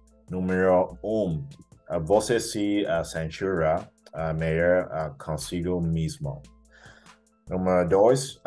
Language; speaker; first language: Portuguese; non-native, learner; English